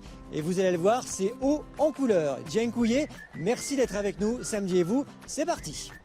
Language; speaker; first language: French; native; French